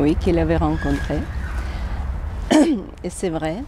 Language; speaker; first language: French; non-native, fluent; Ukrainian